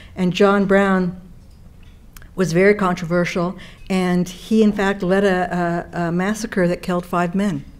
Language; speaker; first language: English; native; English